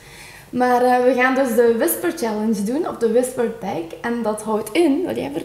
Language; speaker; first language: Dutch; early bilingual, other home language; Turkish